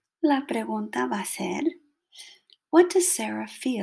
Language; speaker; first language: Spanish; non-native, fluent; English